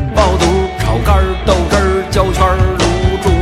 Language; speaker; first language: Chinese; non-native, fluent; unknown